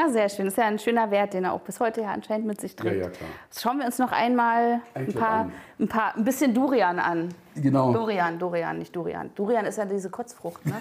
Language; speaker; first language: German; native; German